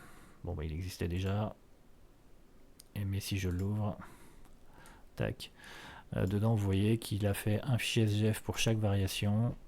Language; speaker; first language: French; native; French